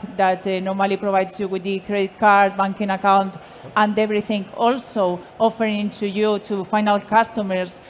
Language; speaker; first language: English; non-native, fluent; Spanish